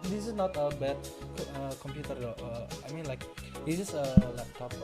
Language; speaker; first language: English; non-native, learner; Indonesian